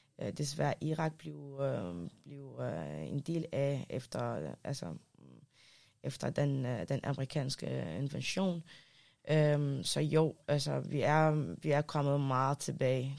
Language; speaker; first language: Danish; early bilingual, other home language; Arabic